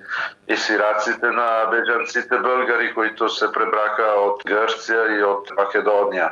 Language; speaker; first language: Bulgarian; non-native, fluent; Italian